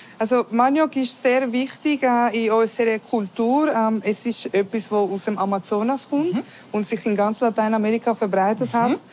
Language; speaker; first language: German; early bilingual, other home language; Spanish